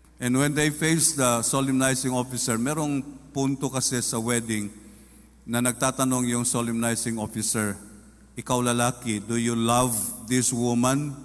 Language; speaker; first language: Filipino; non-native, local second language; Cebuano